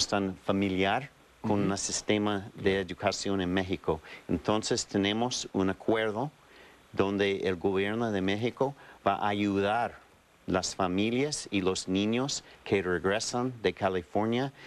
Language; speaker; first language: Spanish; non-native, fluent; English